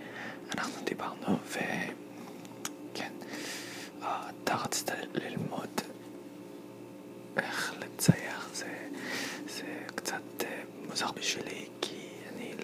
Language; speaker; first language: Hebrew; non-native, fluent; English